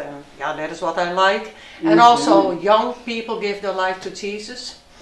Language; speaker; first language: English; non-native, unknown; Dutch